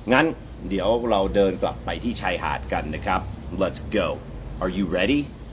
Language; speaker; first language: Thai; non-native, fluent; English